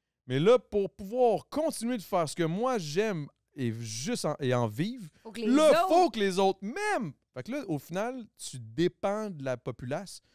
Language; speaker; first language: French; native; French